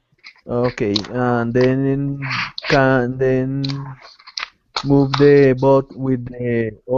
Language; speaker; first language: English; non-native, learner; Spanish